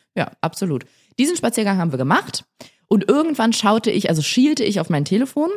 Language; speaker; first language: German; early bilingual, other home language; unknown